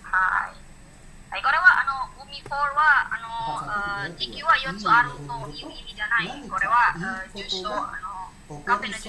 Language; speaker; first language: Japanese; non-native, learner; Indonesian